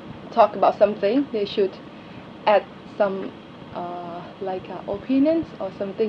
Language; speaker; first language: English; non-native, learner; Thai